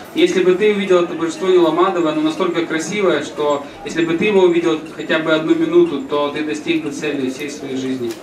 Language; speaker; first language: Russian; native; Russian